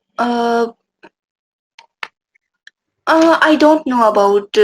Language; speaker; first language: English; non-native, learner; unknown